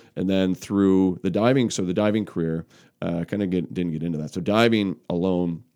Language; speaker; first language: English; native; English